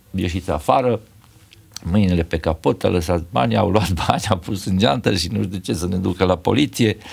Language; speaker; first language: Romanian; native; Romanian